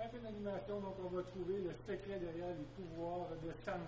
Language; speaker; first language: French; native; French